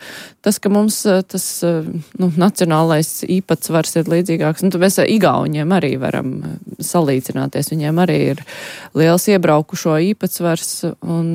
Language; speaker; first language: Latvian; native; Latvian